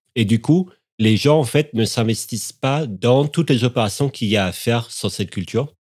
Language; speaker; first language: French; native; French